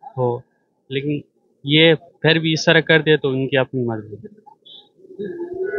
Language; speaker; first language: Urdu; non-native, local second language; Balti